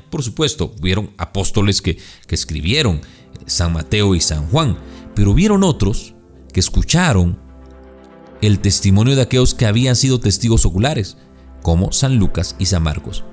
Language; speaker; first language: Spanish; native; Spanish